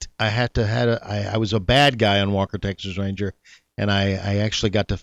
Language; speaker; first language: English; native; English